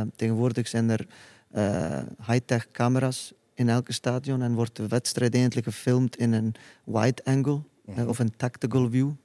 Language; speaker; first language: Dutch; non-native, fluent; Icelandic